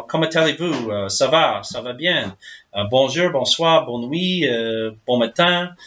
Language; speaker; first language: French; non-native, learner; English